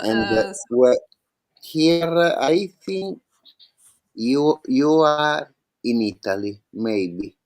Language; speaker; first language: English; non-native, learner; Italian